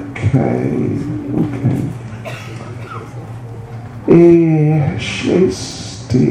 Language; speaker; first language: Russian; non-native, learner; English